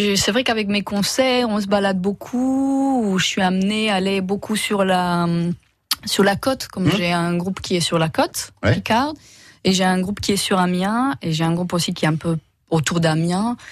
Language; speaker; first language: French; non-native, fluent; Romanian